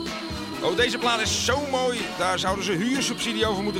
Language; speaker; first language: Dutch; native; Dutch